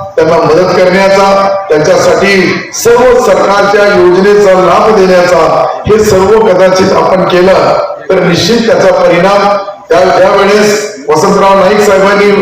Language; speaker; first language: Marathi; non-native, local second language; Urdu